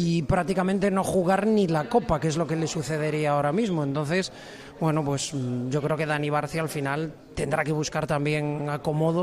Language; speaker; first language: Spanish; native; Spanish